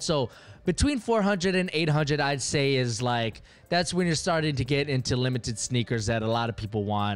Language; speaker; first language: English; native; English